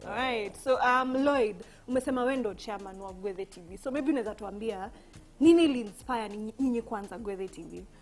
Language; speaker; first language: Swahili; native; Swahili